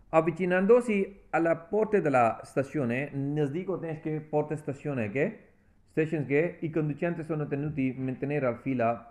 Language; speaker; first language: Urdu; non-native, local second language; Punjabi